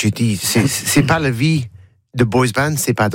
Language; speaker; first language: French; non-native, learner; English